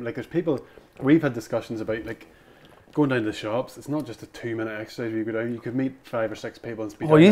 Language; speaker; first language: English; native; English